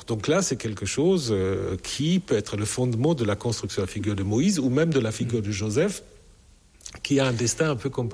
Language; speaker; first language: French; non-native, fluent; German